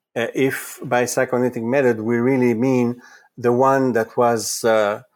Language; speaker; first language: English; non-native, fluent; Italian